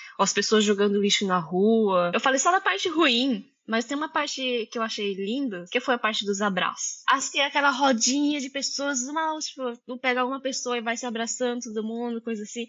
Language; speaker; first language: Portuguese; early bilingual, heritage; Japanese